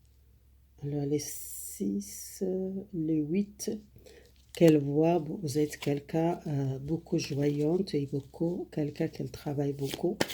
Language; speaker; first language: French; non-native, learner; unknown